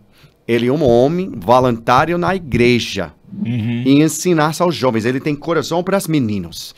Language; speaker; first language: Portuguese; non-native, learner; English